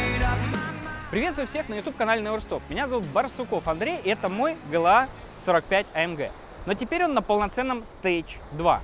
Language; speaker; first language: Russian; native; Russian